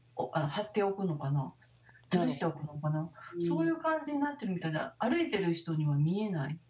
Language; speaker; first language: Japanese; native; Japanese